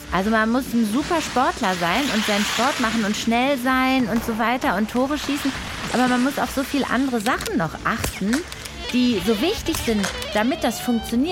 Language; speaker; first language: German; native; German